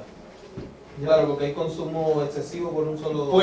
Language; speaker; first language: Spanish; native; Spanish